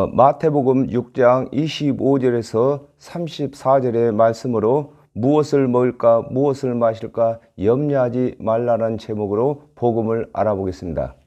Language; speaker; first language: Korean; native; Korean